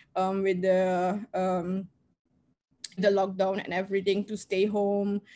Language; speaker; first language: English; non-native, fluent; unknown